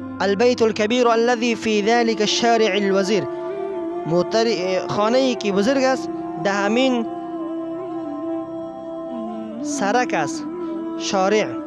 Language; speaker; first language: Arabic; non-native, fluent; Persian